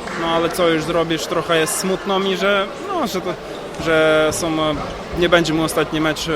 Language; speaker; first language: Polish; non-native, learner; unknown